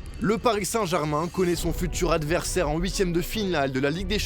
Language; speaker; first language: French; native; French